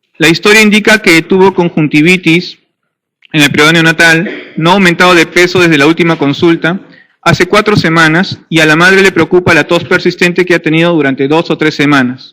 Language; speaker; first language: Spanish; native; Spanish